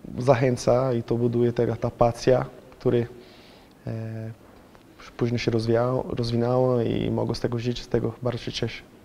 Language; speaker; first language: Polish; non-native, fluent; Portuguese